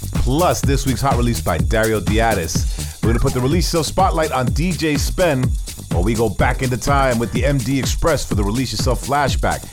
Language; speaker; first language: English; native; English